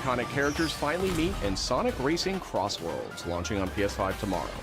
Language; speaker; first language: English; native; English